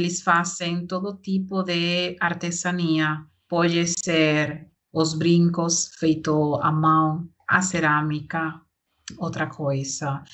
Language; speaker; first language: Portuguese; non-native, learner; Spanish